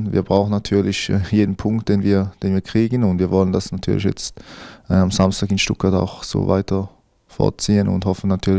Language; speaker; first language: German; native; German